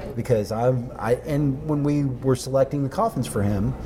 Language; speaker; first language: English; native; English